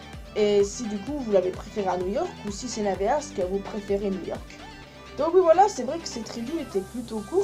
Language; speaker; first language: French; native; French